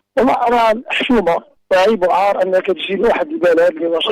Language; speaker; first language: Arabic; native; Arabic